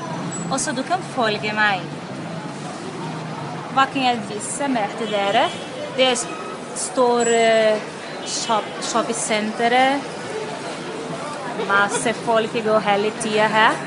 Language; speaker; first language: Norwegian; non-native, learner; Portuguese